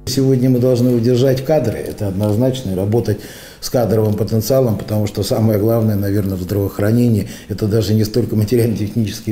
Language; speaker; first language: Russian; native; Russian